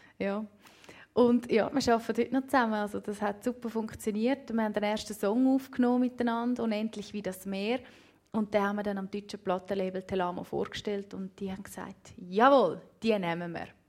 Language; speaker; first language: German; native; German